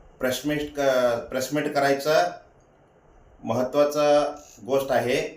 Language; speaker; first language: Marathi; non-native, local second language; Kannada